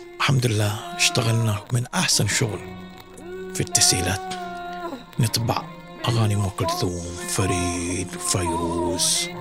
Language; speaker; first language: Arabic; early bilingual, other home language; Indonesian